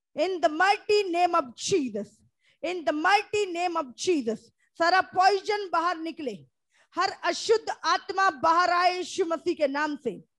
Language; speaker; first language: Hindi; native; Hindi